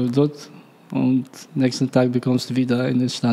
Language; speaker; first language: German; non-native, learner; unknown